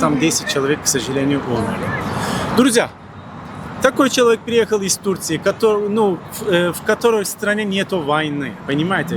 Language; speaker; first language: Russian; non-native, fluent; Turkish